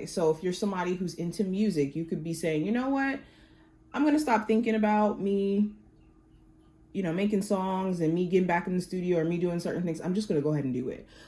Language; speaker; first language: English; native; English